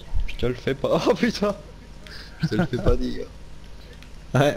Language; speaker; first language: French; native; French